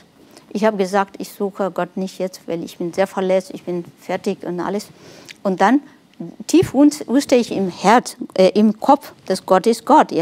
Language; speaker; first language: German; non-native, fluent; Nepali